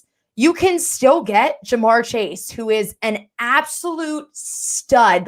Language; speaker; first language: English; native; English